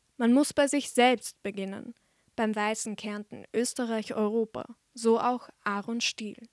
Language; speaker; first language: German; native; German